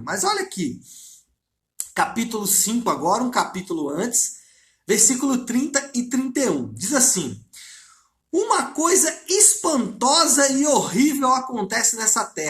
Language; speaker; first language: Portuguese; native; Portuguese